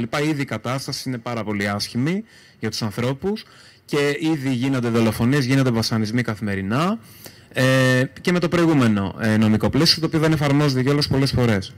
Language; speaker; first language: Greek; native; Greek